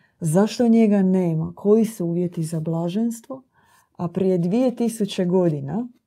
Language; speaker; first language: Croatian; native; Croatian